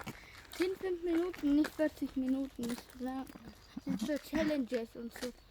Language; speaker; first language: German; early bilingual, other home language; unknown